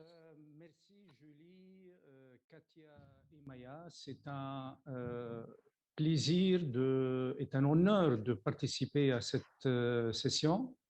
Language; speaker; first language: French; non-native, local second language; Arabic